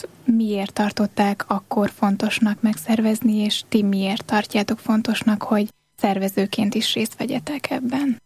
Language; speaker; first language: Hungarian; native; Hungarian